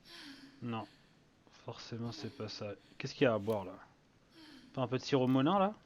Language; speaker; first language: French; native; French